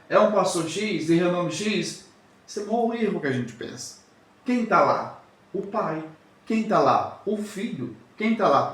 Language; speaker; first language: Portuguese; native; Portuguese